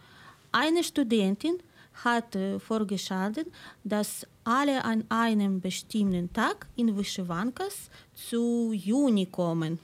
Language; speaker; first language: German; non-native, fluent; Ukrainian